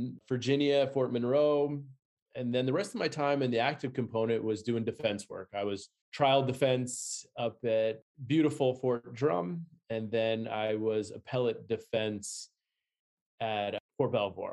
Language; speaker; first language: English; native; English